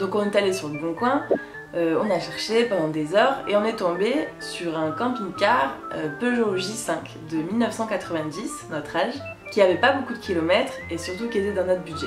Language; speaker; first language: French; native; French